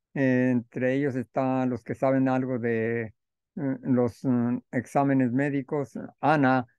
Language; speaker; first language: Spanish; native; Spanish